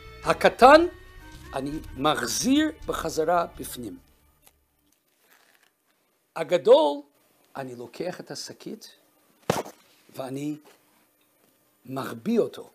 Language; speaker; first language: Hebrew; non-native, fluent; Russian